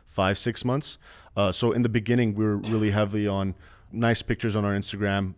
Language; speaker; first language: English; native; English